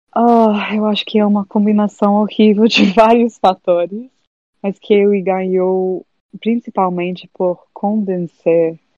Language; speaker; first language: Portuguese; non-native, fluent; English